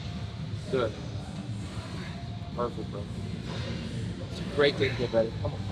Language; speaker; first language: English; native; English